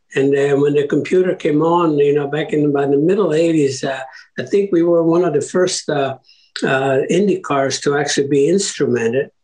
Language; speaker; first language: English; early bilingual, other home language; Italian